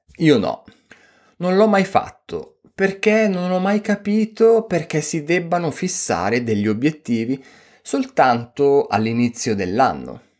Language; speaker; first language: Italian; native; Italian